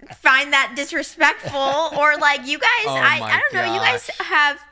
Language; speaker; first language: English; native; English